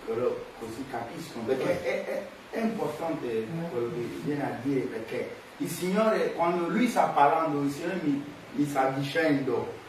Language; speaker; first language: Italian; non-native, fluent; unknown